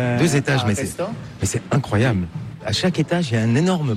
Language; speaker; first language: French; native; French